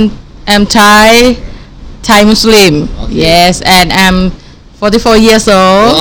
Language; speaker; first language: English; non-native, learner; Thai